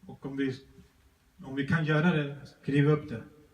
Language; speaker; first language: Swedish; early bilingual, other home language; Spanish